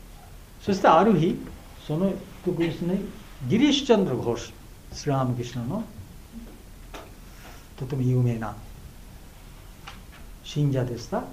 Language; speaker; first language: Japanese; non-native, fluent; Bangla